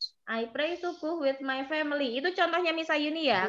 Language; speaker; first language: English; non-native, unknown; Indonesian